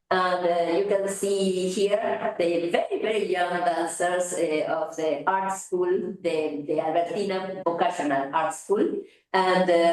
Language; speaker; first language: English; non-native, fluent; Spanish